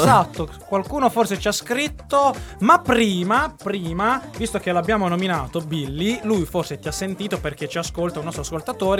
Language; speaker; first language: Italian; native; Italian